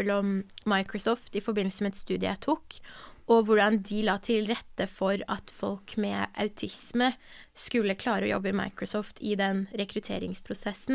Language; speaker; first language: Norwegian; early bilingual, other home language; Persian